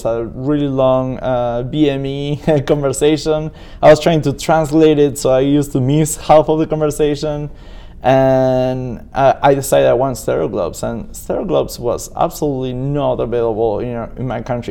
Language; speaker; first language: English; non-native, fluent; Spanish